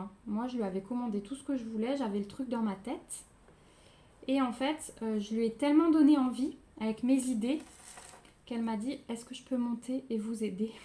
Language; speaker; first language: French; native; French